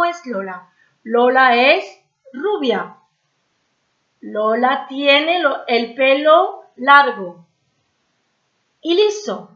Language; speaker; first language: Spanish; non-native, fluent; French